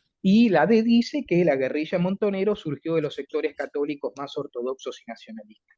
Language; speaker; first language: Spanish; native; Spanish